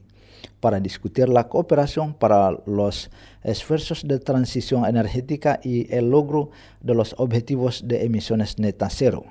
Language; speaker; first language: Spanish; non-native, fluent; Indonesian